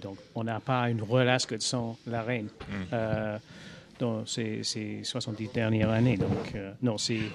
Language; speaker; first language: French; non-native, fluent; English